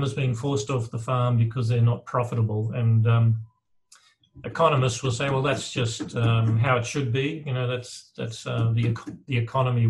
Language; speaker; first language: English; native; English